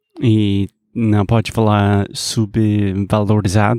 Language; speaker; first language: Portuguese; non-native, fluent; English